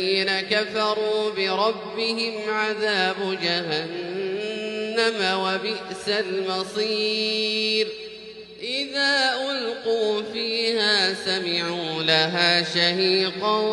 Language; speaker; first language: Arabic; native; Arabic